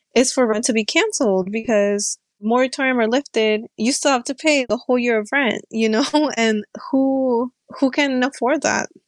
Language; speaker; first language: English; native; English